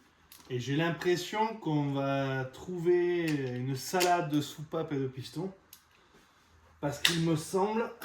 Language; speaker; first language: French; native; French